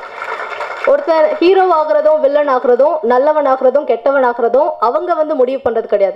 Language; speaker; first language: Tamil; native; Tamil